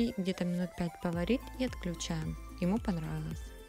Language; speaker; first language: Russian; native; Russian